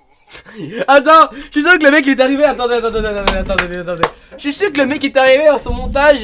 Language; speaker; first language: French; native; French